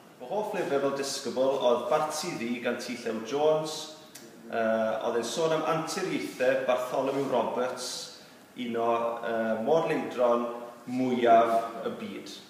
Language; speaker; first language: Welsh; native; Welsh